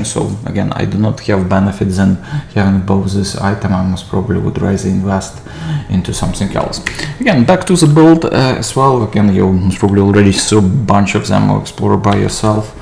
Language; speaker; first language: English; non-native, fluent; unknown